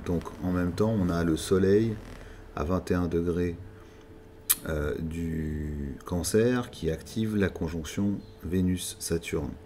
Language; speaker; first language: French; native; French